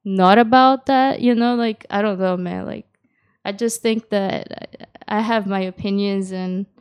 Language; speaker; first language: English; early bilingual, other home language; Japanese